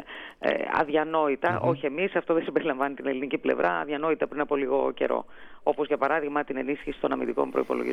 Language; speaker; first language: Greek; native; Greek